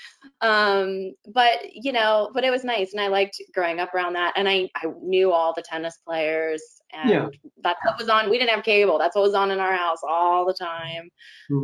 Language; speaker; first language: English; native; English